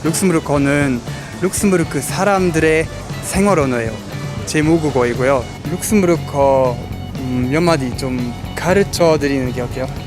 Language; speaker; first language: Korean; non-native, fluent; Luxembourgish